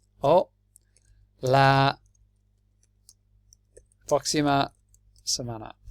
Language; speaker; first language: Spanish; non-native, fluent; English